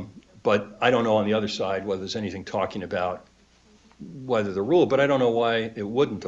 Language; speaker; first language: English; native; English